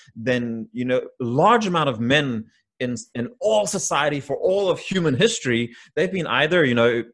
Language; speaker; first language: English; native; English